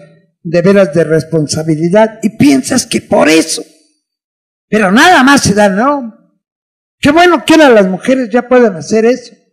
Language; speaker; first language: Spanish; native; Spanish